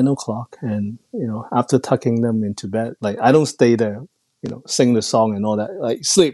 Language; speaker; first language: English; non-native, local second language; Cantonese